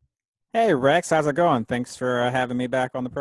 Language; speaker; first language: English; native; English